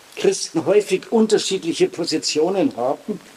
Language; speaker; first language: German; native; German